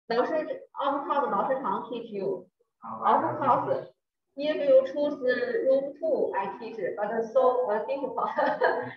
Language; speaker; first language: English; non-native, learner; Chinese